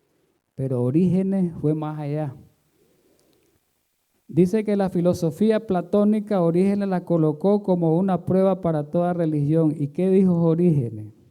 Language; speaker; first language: Spanish; native; Spanish